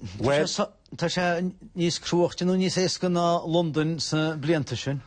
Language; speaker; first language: Irish; native; Irish